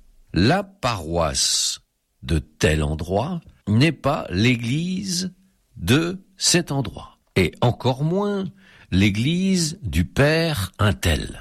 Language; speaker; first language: French; native; French